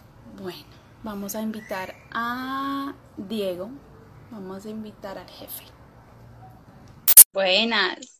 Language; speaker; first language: Spanish; non-native, fluent; English